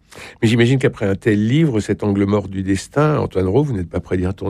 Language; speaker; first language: French; native; French